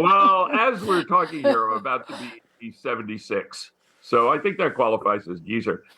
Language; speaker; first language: English; native; English